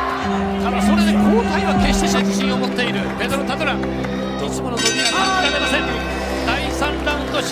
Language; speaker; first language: Japanese; native; Japanese